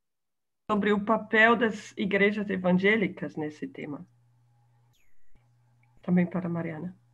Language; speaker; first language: Portuguese; non-native, fluent; German